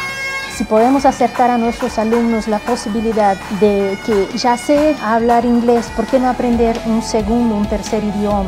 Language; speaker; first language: Spanish; non-native, fluent; English